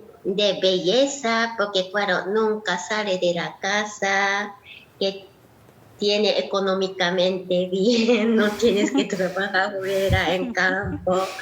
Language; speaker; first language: Spanish; non-native, learner; Japanese